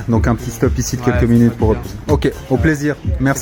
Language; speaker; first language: French; native; French